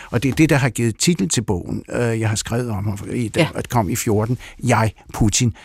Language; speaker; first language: Danish; early bilingual, other home language; Russian